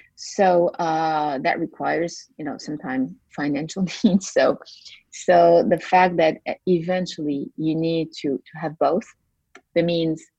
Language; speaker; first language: English; non-native, fluent; French